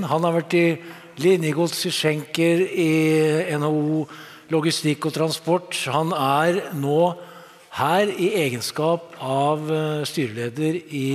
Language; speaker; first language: Norwegian; native; Norwegian